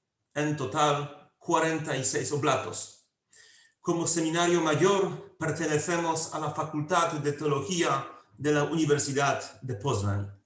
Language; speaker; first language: Spanish; non-native, fluent; Polish